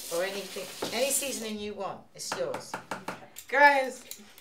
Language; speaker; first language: English; native; English